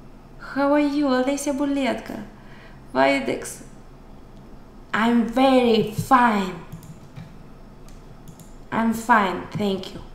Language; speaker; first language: English; non-native, learner; Russian